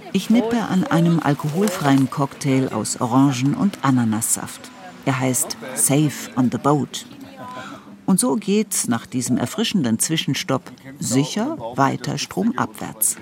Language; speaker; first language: German; native; German